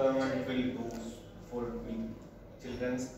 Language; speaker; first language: English; non-native, learner; Hindi